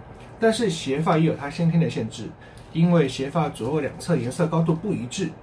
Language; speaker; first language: Chinese; native; Chinese